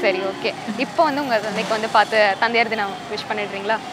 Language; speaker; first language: Tamil; native; Tamil